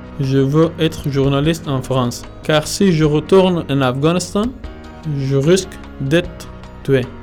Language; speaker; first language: French; non-native, learner; Persian